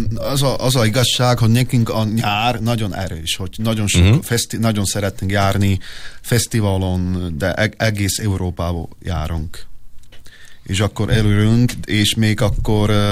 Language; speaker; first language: Hungarian; non-native, fluent; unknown